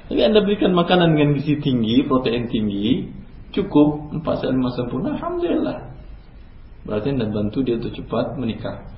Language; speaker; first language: Indonesian; non-native, local second language; Minangkabau